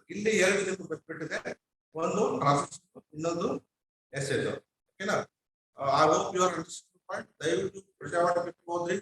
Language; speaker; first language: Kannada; non-native, local second language; Urdu